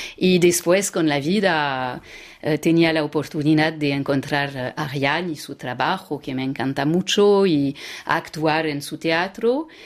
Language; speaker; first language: Spanish; non-native, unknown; French